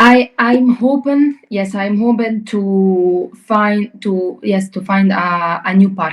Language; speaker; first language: English; non-native, learner; Italian